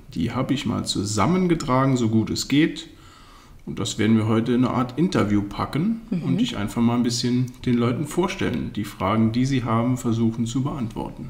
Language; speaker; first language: German; native; German